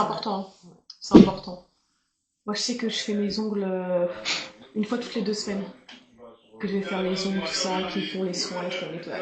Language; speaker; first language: French; native; French